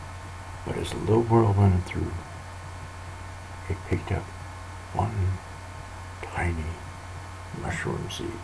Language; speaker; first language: English; native; English